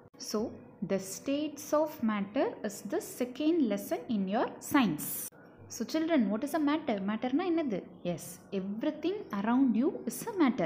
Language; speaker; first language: English; non-native, local second language; Tamil